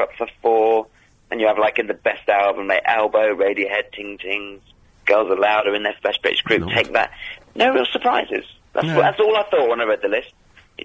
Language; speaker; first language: English; native; English